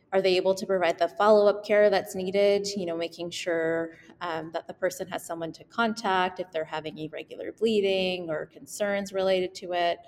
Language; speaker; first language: English; native; English